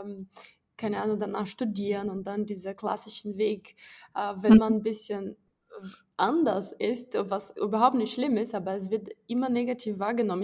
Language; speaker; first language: German; non-native, fluent; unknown